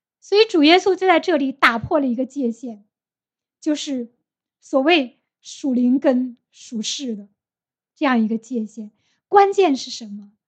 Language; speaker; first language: Chinese; native; Chinese